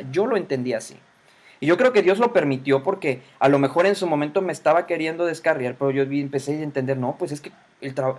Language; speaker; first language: Spanish; native; Spanish